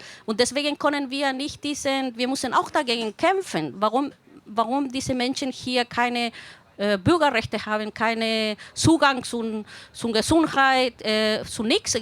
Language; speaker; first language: German; non-native, fluent; Spanish